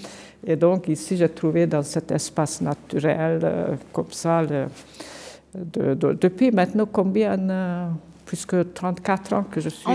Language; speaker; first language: French; non-native, fluent; Hungarian